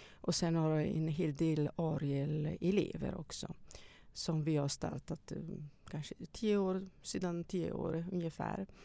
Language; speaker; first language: Swedish; non-native, fluent; Italian